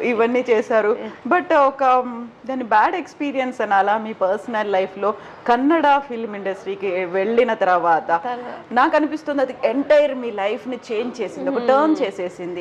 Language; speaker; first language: Telugu; native; Telugu